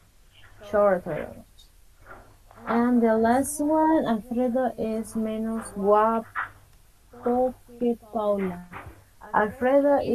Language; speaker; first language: English; non-native, fluent; Spanish